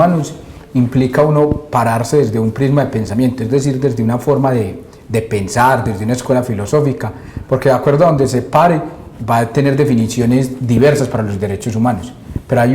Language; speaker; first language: Spanish; native; Spanish